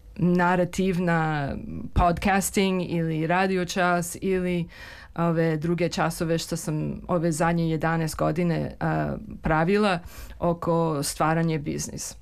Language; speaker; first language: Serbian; early bilingual, heritage; Serbian